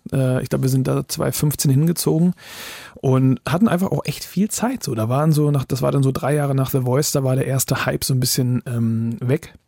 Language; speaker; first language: German; native; German